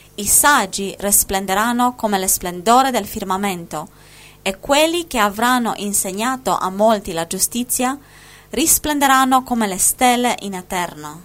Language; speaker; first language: Italian; non-native, fluent; Spanish